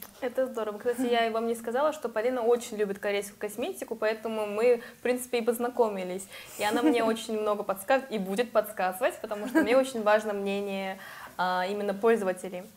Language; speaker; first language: Russian; non-native, fluent; Korean